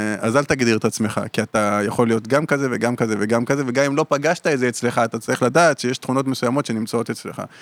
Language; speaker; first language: Hebrew; native; Hebrew